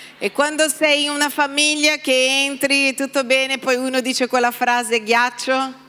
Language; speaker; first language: Italian; non-native, fluent; Portuguese